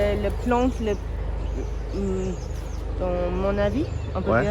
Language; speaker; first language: French; non-native, learner; English